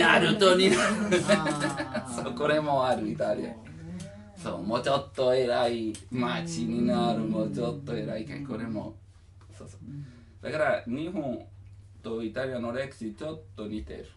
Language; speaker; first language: Japanese; non-native, learner; Italian